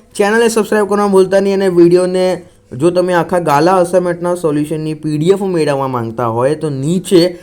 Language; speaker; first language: Gujarati; non-native, local second language; Marathi